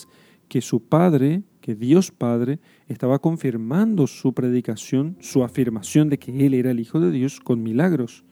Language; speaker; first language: Spanish; native; Spanish